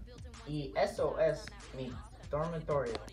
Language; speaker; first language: Spanish; non-native, learner; English